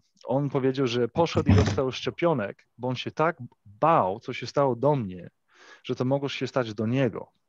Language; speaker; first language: Polish; early bilingual, heritage; English